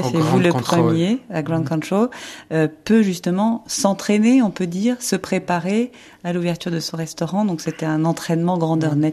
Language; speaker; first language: French; native; French